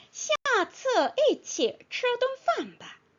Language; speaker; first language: Chinese; non-native, fluent; Korean